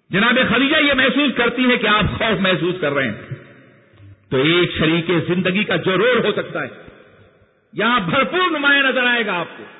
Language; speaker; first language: Urdu; native; Urdu